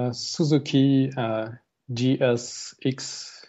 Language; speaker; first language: English; non-native, learner; German